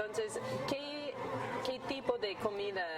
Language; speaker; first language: Spanish; non-native, learner; English